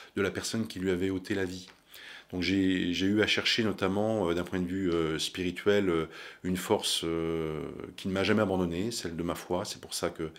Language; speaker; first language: French; native; French